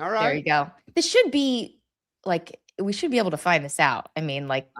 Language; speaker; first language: English; native; English